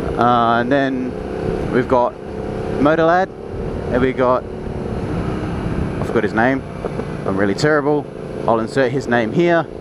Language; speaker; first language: English; native; English